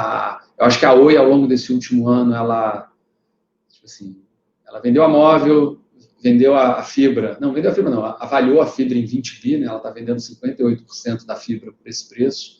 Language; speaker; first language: Portuguese; native; Portuguese